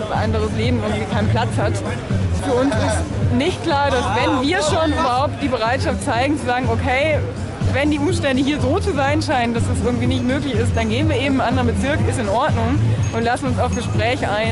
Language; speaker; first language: German; native; German